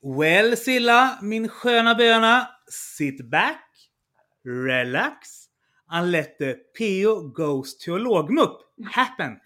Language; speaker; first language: Swedish; native; Swedish